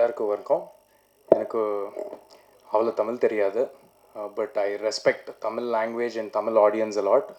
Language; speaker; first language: Tamil; non-native, learner; Telugu